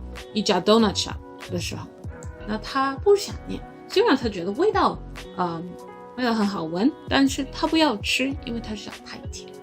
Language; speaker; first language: Chinese; non-native, learner; English